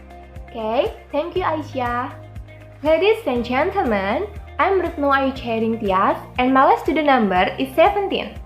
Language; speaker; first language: English; non-native, learner; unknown